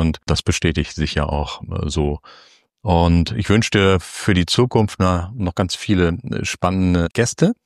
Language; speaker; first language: German; native; German